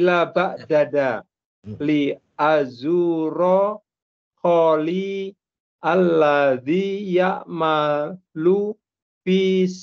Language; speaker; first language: Arabic; non-native, learner; Indonesian